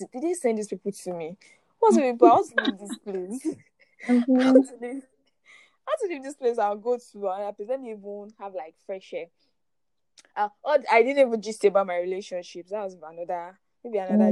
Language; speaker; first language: English; non-native, local second language; Yoruba